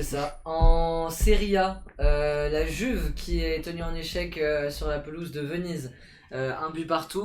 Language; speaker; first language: French; native; French